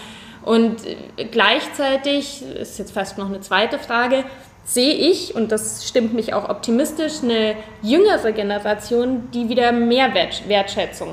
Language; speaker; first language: German; native; German